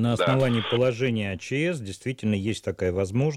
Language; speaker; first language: Russian; native; Russian